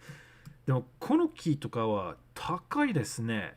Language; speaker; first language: Japanese; non-native, learner; English